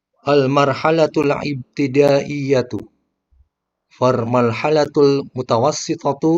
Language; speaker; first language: Arabic; non-native, fluent; Indonesian